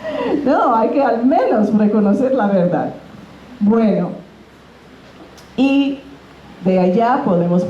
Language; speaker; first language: Spanish; non-native, fluent; English